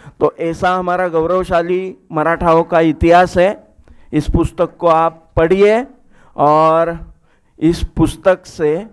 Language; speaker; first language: Hindi; non-native, local second language; Marathi